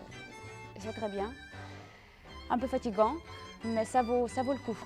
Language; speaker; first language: French; non-native, local second language; Ukrainian